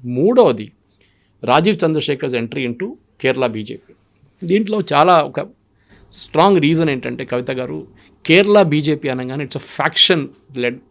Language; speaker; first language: Telugu; non-native, local second language; Malayalam